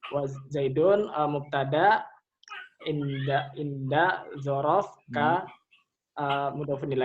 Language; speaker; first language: Arabic; non-native, learner; Indonesian